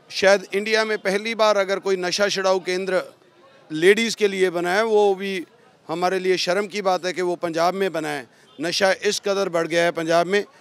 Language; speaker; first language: Hindi; non-native, local second language; Punjabi